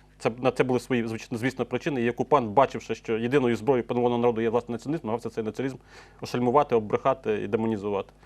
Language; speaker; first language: Ukrainian; native; Ukrainian